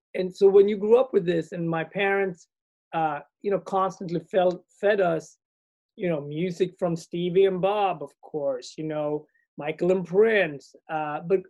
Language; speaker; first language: English; early bilingual, other home language; Swedish